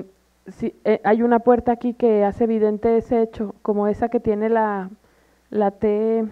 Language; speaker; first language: Spanish; native; Spanish